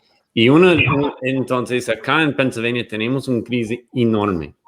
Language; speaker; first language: Spanish; non-native, fluent; English